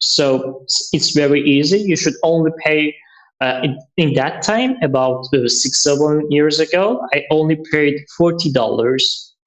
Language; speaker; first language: English; non-native, learner; Persian